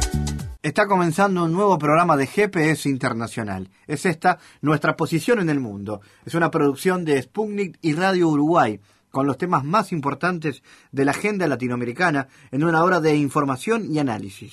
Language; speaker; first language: Spanish; native; Spanish